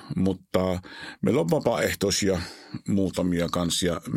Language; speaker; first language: Finnish; non-native, fluent; Hebrew